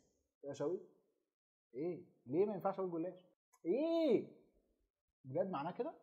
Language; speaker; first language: Arabic; native; Arabic